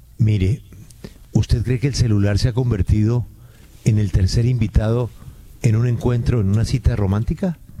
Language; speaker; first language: Spanish; native; Spanish